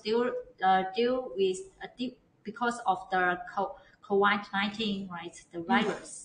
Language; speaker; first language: English; non-native, learner; Chinese